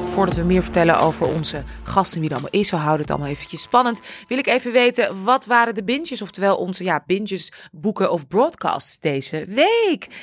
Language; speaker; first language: Dutch; native; Dutch